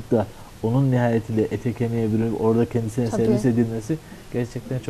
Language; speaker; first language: Turkish; native; Turkish